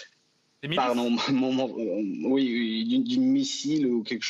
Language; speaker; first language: French; non-native, fluent; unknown